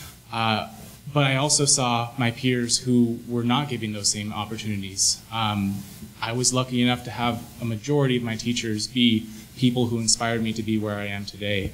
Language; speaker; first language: English; early bilingual, other home language; Spanish